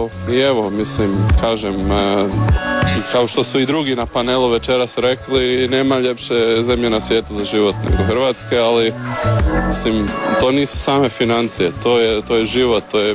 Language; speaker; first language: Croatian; early bilingual, heritage; English